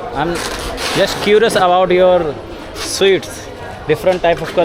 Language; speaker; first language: English; non-native, learner; Hindi